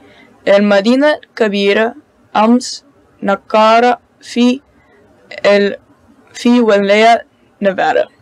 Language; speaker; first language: Arabic; non-native, learner; English